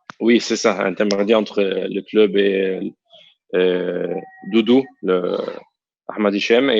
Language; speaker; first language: French; non-native, learner; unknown